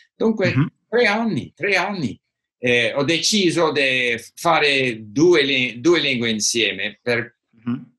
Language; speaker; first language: Italian; non-native, learner; English